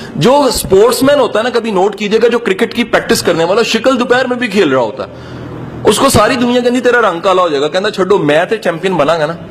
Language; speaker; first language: Urdu; non-native, local second language; Punjabi